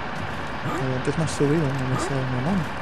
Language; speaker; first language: Spanish; native; Spanish